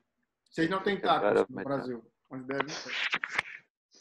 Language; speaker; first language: Portuguese; non-native, learner; Spanish